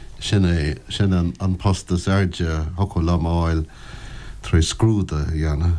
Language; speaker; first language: Irish; non-native, local second language; English